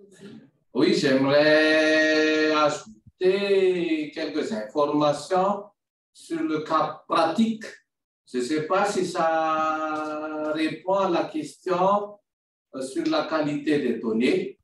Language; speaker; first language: French; non-native, local second language; Malagasy